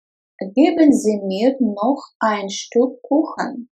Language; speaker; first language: German; non-native, fluent; Russian